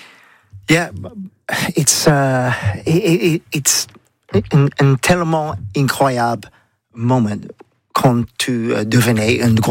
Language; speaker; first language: French; non-native, learner; English